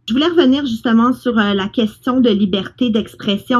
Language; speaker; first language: French; native; French